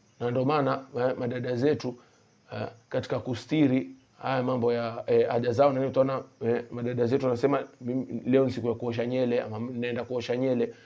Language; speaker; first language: Swahili; native; Swahili